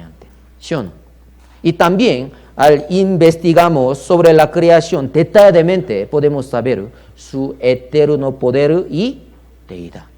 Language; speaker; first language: Spanish; non-native, learner; Korean